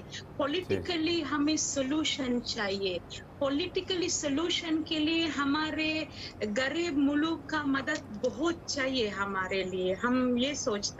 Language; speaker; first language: Hindi; non-native, learner; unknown